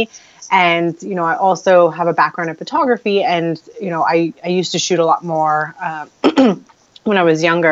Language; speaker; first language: English; native; English